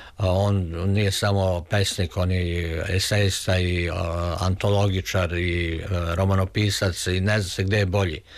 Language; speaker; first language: Serbian; native; Serbian